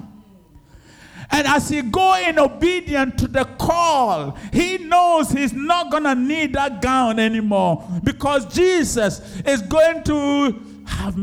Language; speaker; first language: English; non-native, local second language; Akan